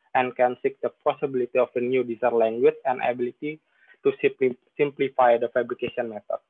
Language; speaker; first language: English; non-native, fluent; Indonesian